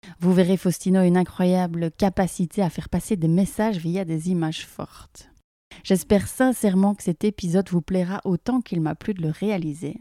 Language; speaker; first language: French; native; French